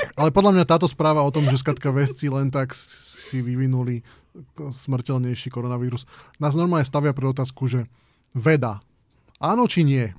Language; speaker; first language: Slovak; native; Slovak